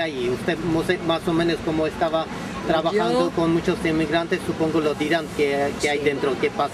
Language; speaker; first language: Spanish; non-native, fluent; Russian